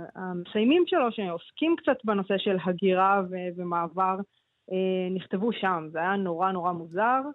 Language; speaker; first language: Hebrew; native; Hebrew